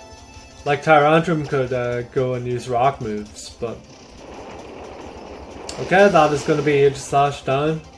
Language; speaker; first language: English; native; English